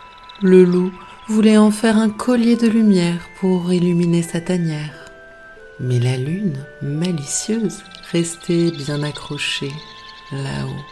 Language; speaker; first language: French; native; French